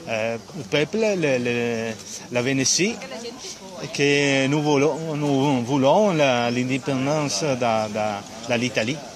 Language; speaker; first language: French; non-native, learner; Italian